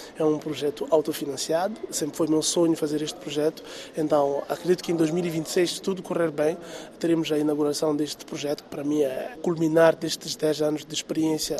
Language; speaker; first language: Portuguese; non-native, local second language; Tsonga